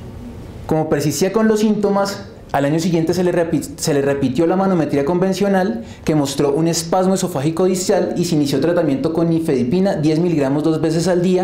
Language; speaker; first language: Spanish; native; Spanish